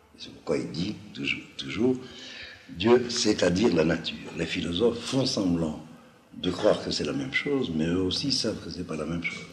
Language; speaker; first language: French; non-native, local second language; Arabic